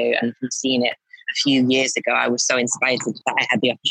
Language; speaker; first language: English; native; English